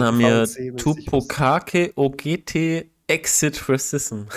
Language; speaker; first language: German; native; German